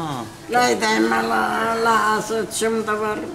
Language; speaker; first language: Hebrew; non-native, learner; Arabic